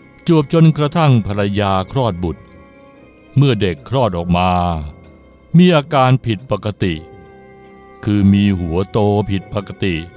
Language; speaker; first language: Thai; native; Thai